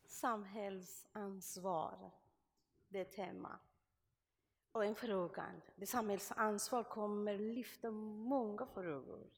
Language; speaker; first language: Swedish; non-native, learner; Persian